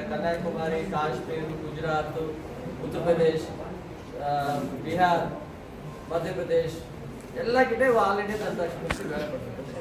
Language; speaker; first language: Tamil; non-native, learner; Kannada